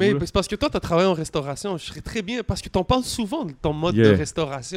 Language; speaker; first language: French; native; French